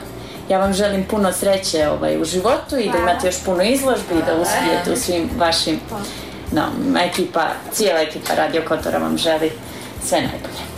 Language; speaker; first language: Serbian; native; Serbian